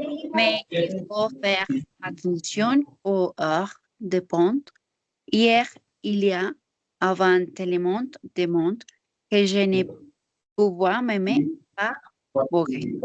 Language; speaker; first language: French; non-native, learner; Spanish